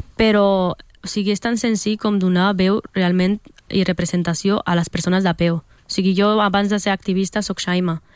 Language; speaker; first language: Catalan; early bilingual, other home language; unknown